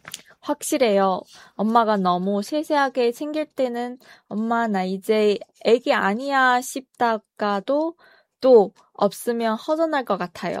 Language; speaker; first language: Korean; non-native, fluent; Chinese